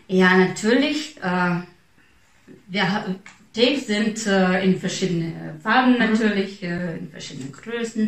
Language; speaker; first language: German; non-native, fluent; Russian